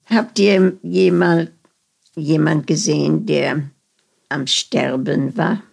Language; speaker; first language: German; early bilingual, heritage; German